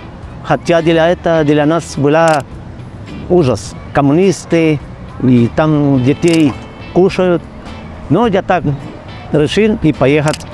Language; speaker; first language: Russian; non-native, fluent; Spanish